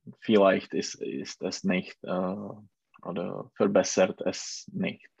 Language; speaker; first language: German; non-native, learner; Czech